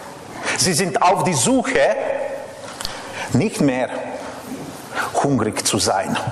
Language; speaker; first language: German; non-native, fluent; Serbian